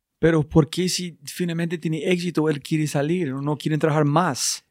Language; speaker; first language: Spanish; non-native, learner; English